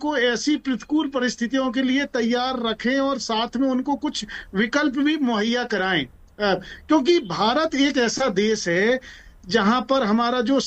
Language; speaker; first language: Hindi; native; Hindi